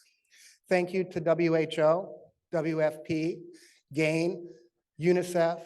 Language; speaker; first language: English; native; English